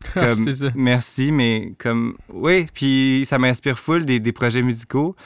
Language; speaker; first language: French; native; French